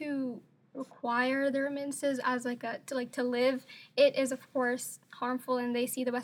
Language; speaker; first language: English; non-native, local second language; Somali